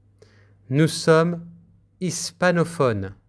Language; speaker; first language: French; non-native, fluent; Spanish